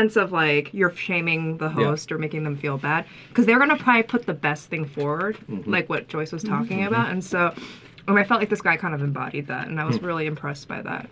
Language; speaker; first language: English; native; English